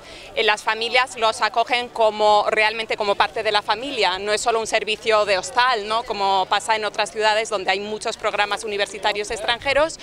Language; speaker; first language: Spanish; native; Spanish